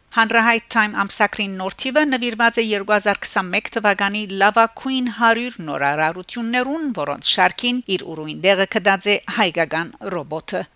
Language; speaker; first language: Armenian; early bilingual, heritage; Armenian